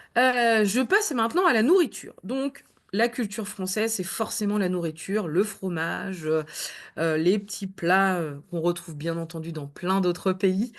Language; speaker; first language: French; native; French